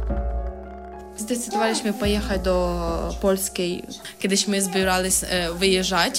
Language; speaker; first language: Polish; non-native, learner; Ukrainian